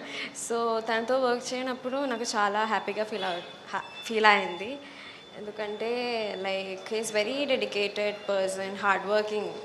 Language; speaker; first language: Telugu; non-native, learner; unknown